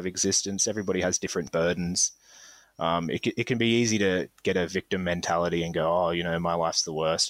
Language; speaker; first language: English; native; English